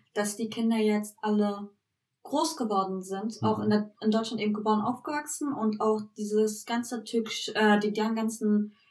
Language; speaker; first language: German; early bilingual, other home language; Turkish